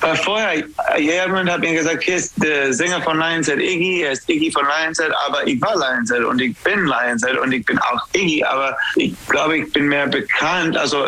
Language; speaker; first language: German; non-native, learner; English